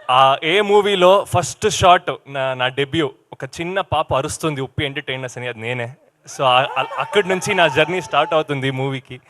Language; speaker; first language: Telugu; non-native, learner; Kannada